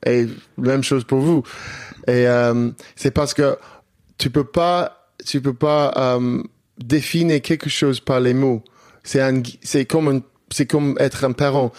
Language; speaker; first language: French; non-native, learner; English